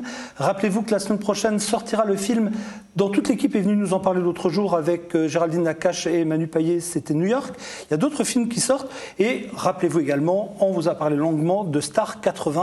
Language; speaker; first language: French; native; French